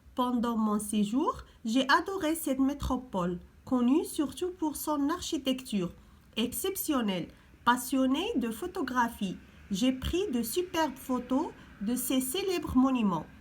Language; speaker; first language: French; non-native, local second language; Arabic